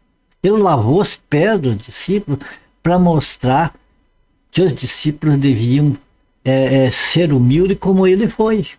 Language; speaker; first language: Portuguese; native; Portuguese